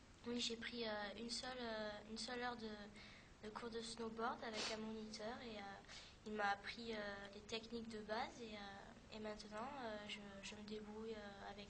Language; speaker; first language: French; native; French